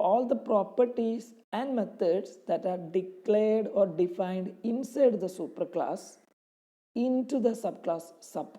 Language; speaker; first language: English; non-native, local second language; Malayalam